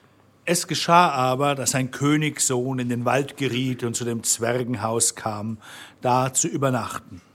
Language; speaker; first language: German; native; German